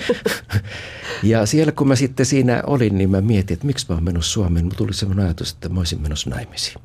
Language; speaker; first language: Finnish; native; Finnish